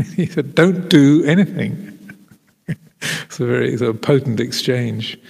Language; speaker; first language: English; native; English